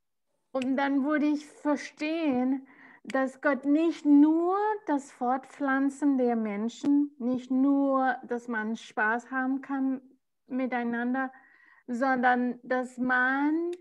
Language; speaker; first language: German; non-native, fluent; Spanish